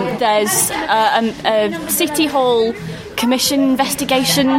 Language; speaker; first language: English; native; English